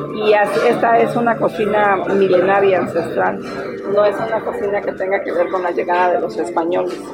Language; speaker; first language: Spanish; native; Spanish